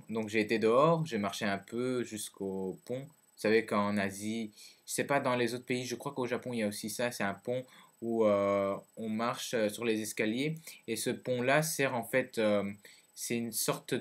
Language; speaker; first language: French; early bilingual, other home language; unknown